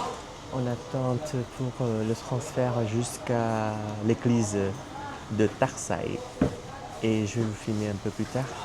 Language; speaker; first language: French; non-native, fluent; Vietnamese